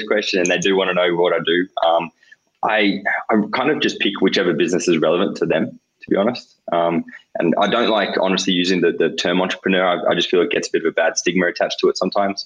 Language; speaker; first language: English; native; English